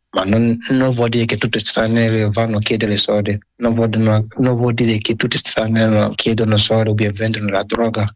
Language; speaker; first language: Italian; non-native, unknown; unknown